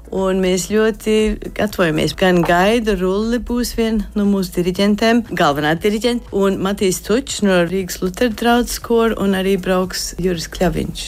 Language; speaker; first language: Latvian; early bilingual, heritage; Latvian